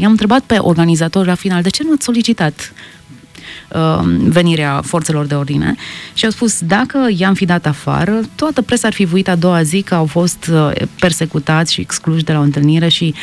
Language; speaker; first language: Romanian; native; Romanian